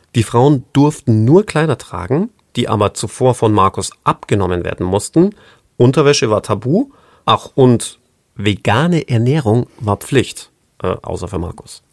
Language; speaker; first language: German; non-native, fluent; English